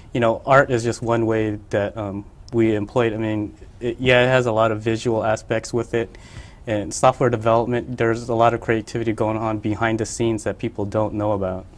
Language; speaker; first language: English; early bilingual, other home language; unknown